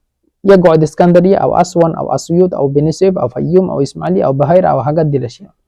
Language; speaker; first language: Arabic; non-native, learner; Bangla